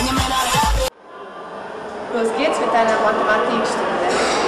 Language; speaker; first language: German; non-native, learner; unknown